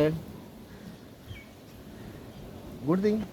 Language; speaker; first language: English; non-native, learner; Telugu